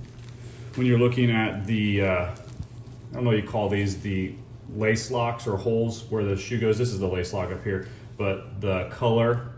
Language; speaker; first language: English; native; English